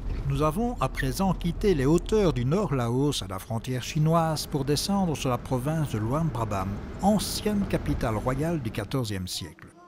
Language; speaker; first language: French; native; French